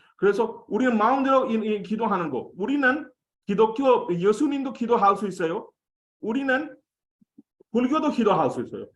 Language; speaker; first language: Korean; non-native, fluent; Hindi